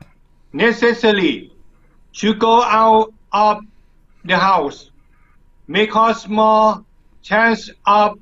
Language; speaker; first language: English; non-native, learner; Thai